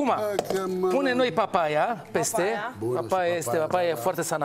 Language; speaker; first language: Romanian; non-native, learner; Hebrew